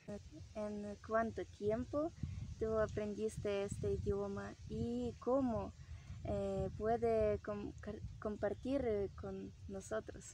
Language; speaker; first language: Spanish; non-native, learner; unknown